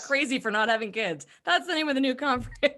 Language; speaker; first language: English; native; English